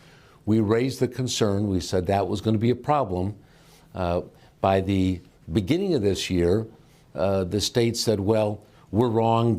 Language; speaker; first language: English; native; English